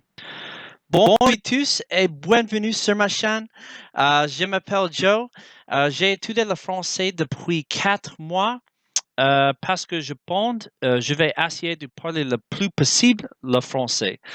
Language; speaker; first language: French; non-native, learner; English